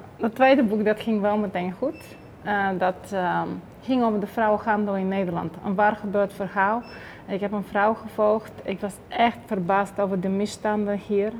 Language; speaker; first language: Dutch; non-native, fluent; Bulgarian